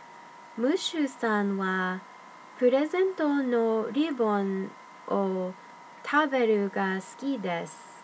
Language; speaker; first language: Japanese; non-native, learner; English